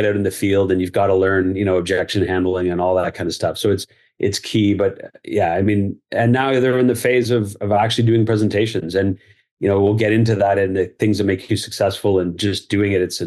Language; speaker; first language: English; native; English